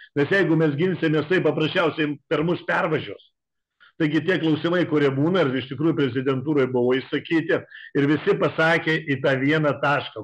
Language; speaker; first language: Lithuanian; native; Lithuanian